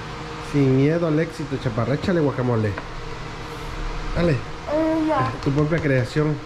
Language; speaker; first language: Spanish; native; Spanish